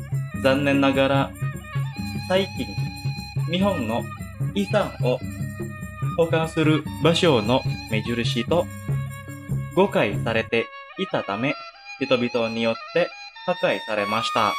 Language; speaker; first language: Japanese; non-native, fluent; Indonesian